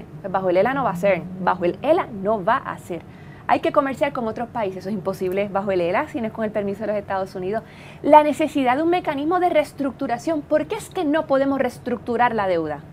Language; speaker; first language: Spanish; native; Spanish